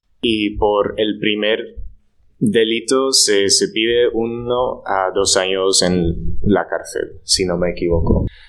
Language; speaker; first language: Spanish; non-native, fluent; Dutch